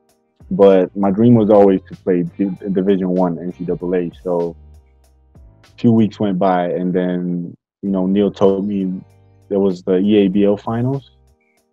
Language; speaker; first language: English; non-native, fluent; Bulgarian